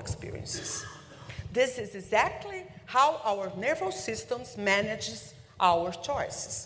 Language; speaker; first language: English; non-native, learner; Portuguese